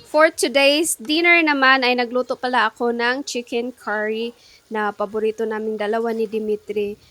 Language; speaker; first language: Filipino; native; Filipino